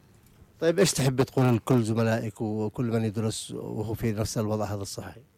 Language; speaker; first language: Arabic; native; Arabic